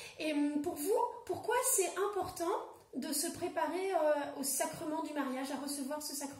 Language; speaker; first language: French; native; French